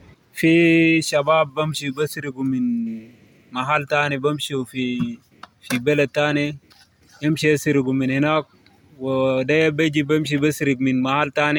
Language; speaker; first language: Arabic; non-native, local second language; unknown